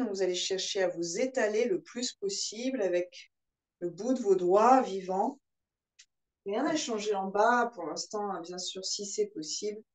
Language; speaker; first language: French; native; French